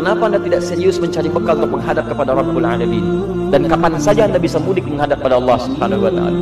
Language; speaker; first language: Indonesian; native; Indonesian